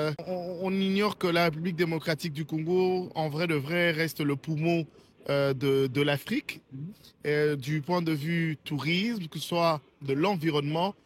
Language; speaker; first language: French; non-native, local second language; Lingala